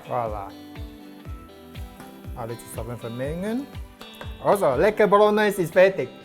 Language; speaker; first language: German; non-native, learner; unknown